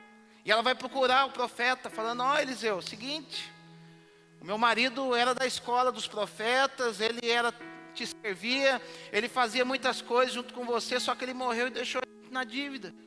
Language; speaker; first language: Portuguese; native; Portuguese